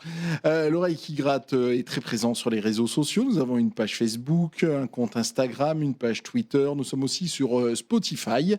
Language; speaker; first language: French; native; French